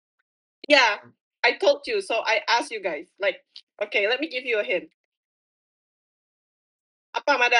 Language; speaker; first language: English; non-native, fluent; Indonesian